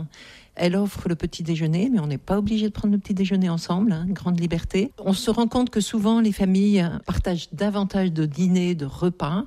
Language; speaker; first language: French; native; French